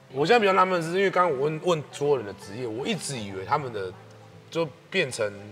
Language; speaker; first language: Chinese; native; Chinese